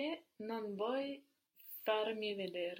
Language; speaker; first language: Italian; non-native, learner; English